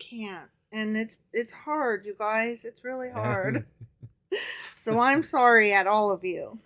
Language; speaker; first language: English; native; English